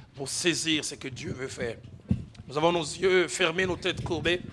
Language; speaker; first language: French; non-native, local second language; Lingala